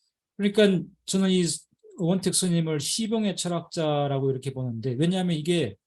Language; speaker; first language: Korean; native; Korean